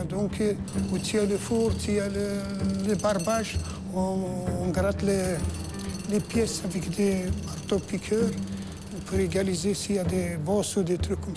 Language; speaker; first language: French; non-native, local second language; Arabic